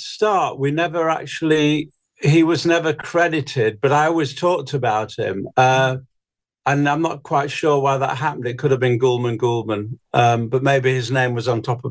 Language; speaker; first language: English; native; English